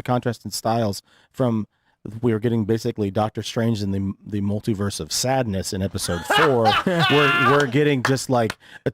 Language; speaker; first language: English; native; English